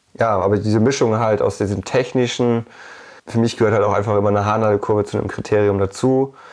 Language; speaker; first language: German; native; German